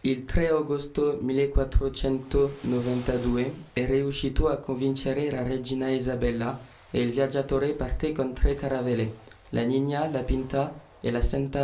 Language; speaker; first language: Italian; non-native, learner; French